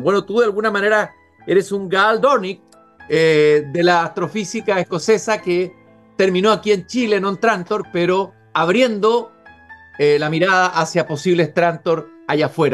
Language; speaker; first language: Spanish; native; Spanish